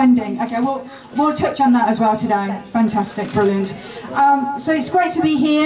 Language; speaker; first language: English; native; English